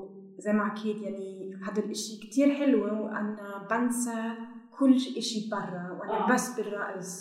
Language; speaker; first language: Arabic; non-native, learner; German